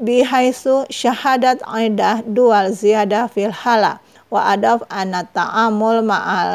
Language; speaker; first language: Arabic; non-native, fluent; Indonesian